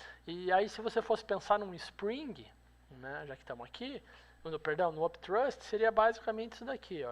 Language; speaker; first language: Portuguese; native; Portuguese